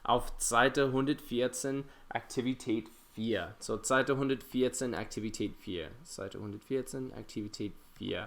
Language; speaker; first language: German; non-native, fluent; English